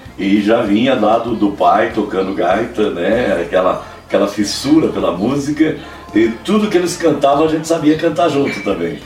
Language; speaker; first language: Portuguese; early bilingual, heritage; Portuguese